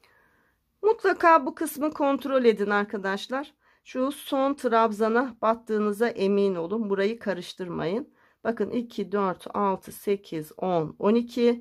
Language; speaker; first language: Turkish; native; Turkish